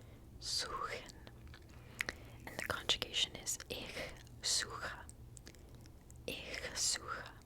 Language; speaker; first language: German; non-native, learner; English